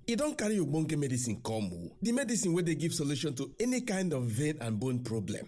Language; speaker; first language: Nigerian Pidgin; non-native, local second language; Yoruba